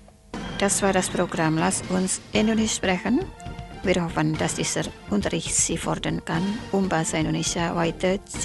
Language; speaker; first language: German; non-native, fluent; Indonesian